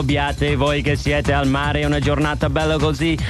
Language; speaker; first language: Italian; non-native, fluent; English